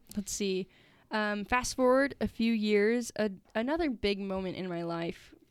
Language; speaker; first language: English; native; English